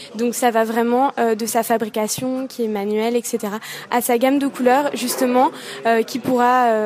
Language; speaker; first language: French; native; French